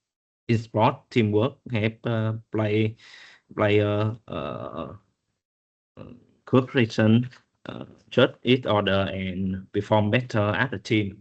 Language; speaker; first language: English; non-native, learner; Vietnamese